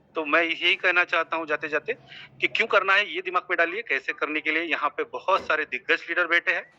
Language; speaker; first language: Hindi; non-native, local second language; Marathi